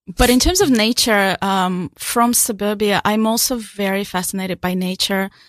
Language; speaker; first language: English; non-native, fluent; Russian